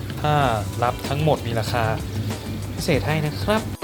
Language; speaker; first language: Thai; native; Thai